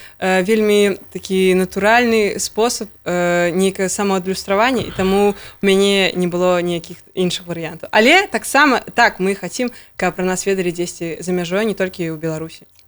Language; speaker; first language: Belarusian; non-native, local second language; Russian